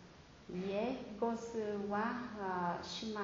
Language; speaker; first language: Japanese; non-native, learner; Vietnamese